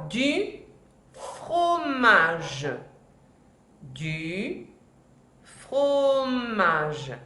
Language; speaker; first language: French; non-native, fluent; Spanish